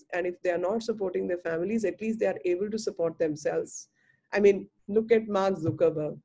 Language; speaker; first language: English; non-native, local second language; Hindi